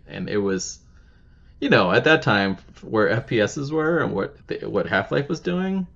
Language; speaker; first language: English; native; English